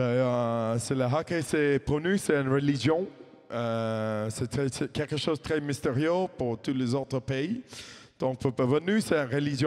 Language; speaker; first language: French; non-native, fluent; English